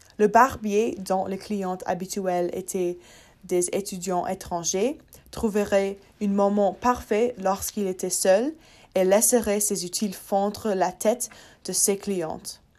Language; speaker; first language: French; non-native, learner; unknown